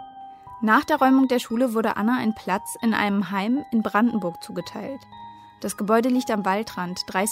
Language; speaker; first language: German; native; German